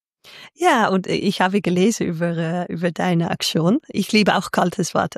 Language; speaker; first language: German; non-native, fluent; Dutch